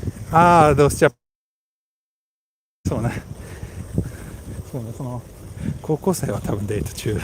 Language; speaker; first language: Japanese; non-native, learner; Swedish